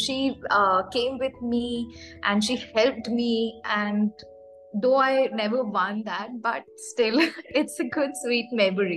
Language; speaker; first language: English; non-native, local second language; Hindi